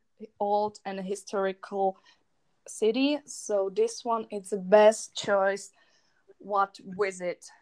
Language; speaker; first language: English; non-native, learner; Czech